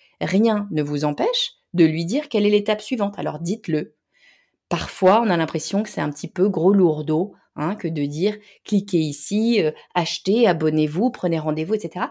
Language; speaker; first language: French; native; French